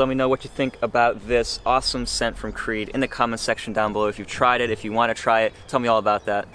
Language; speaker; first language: English; native; English